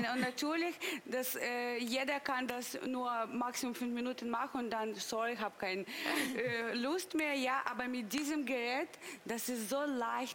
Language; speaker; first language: German; non-native, learner; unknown